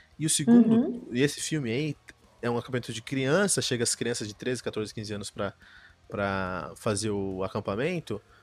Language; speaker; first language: Portuguese; early bilingual, heritage; Portuguese